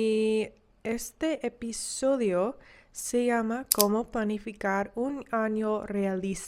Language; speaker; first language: Spanish; non-native, learner; English